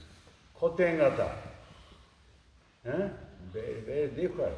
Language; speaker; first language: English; non-native, learner; Japanese